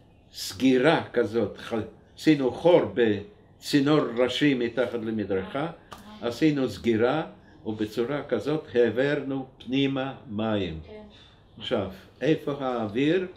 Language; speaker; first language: Hebrew; non-native, fluent; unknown